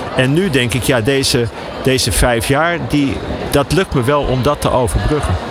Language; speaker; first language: Dutch; native; Dutch